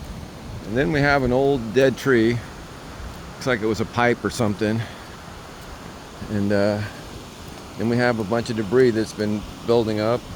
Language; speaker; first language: English; native; English